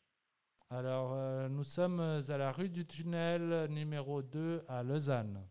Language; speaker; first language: French; native; French